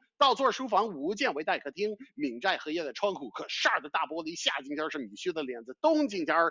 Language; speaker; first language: Chinese; non-native, fluent; English